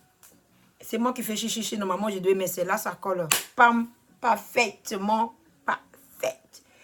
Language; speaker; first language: French; non-native, learner; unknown